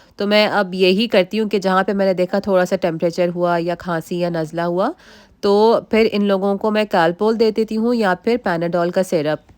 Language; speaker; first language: Urdu; native; Urdu